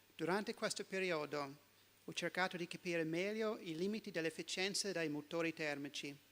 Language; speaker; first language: Italian; non-native, fluent; English